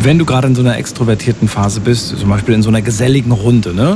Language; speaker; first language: German; native; German